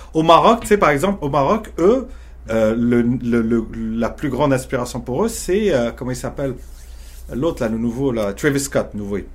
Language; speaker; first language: French; early bilingual, other home language; Arabic